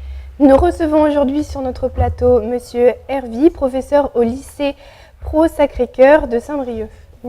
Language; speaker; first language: French; native; French